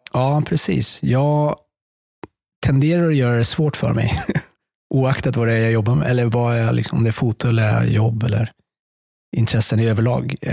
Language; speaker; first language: Swedish; early bilingual, other home language; Persian